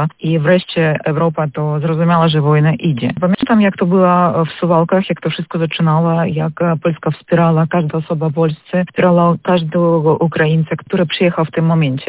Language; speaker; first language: Polish; non-native, fluent; Ukrainian